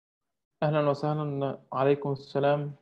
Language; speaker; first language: Arabic; native; Arabic